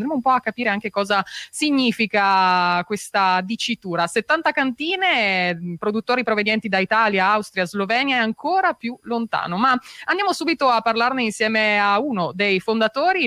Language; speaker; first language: Italian; native; Italian